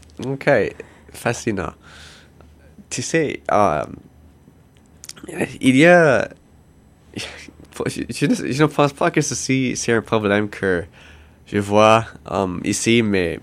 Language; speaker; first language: French; non-native, local second language; English